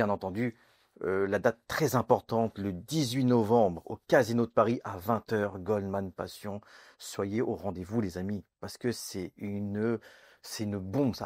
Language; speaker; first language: French; native; French